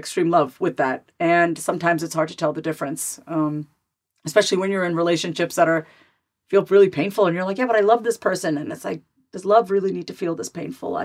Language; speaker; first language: English; native; English